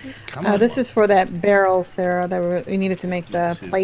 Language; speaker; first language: English; native; English